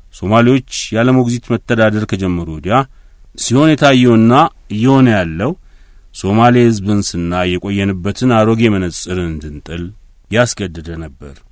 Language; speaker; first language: Amharic; native; Amharic